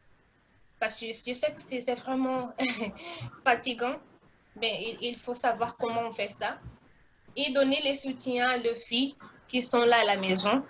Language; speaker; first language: French; non-native, local second language; Portuguese